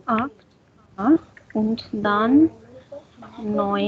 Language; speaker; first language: German; non-native, learner; Hindi